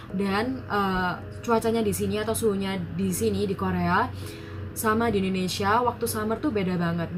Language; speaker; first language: Indonesian; native; Indonesian